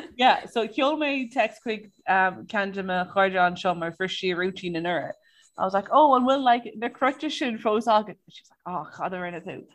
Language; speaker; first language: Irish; non-native, local second language; English